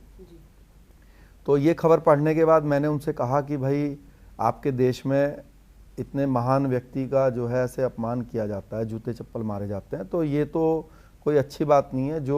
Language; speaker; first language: Hindi; native; Hindi